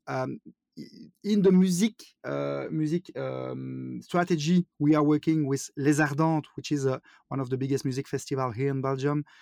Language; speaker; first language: English; non-native, fluent; French